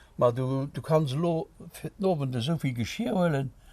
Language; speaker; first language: Luxembourgish; native; Luxembourgish